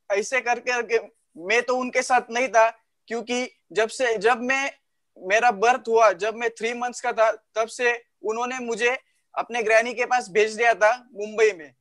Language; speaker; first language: Hindi; non-native, local second language; Marathi